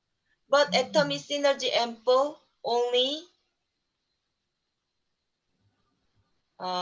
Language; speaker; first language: English; non-native, learner; Korean